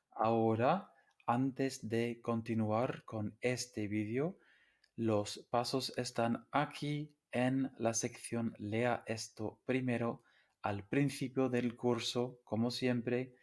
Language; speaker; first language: Spanish; non-native, fluent; English